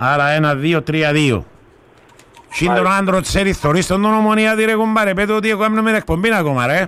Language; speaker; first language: Greek; native; Greek